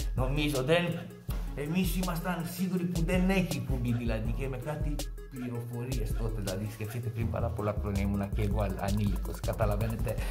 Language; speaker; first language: Greek; non-native, fluent; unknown